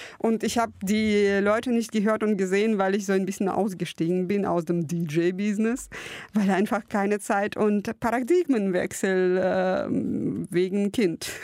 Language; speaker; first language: German; early bilingual, other home language; Russian